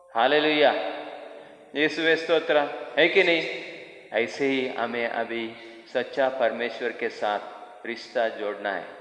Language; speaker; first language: Hindi; non-native, local second language; Kannada